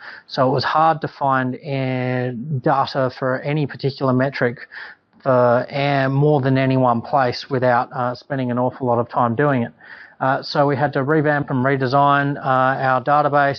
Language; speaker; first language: English; native; English